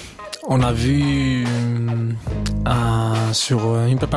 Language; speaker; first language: French; non-native, fluent; Greek